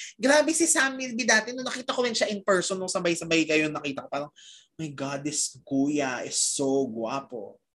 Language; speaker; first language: Filipino; native; Filipino